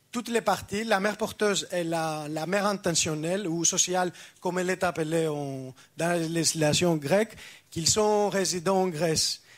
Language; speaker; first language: French; non-native, fluent; Greek